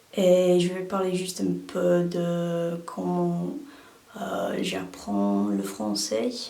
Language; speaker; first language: French; non-native, learner; English